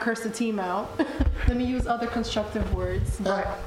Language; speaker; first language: English; early bilingual, other home language; Spanish